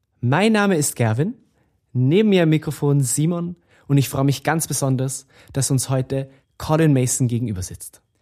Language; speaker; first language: German; native; German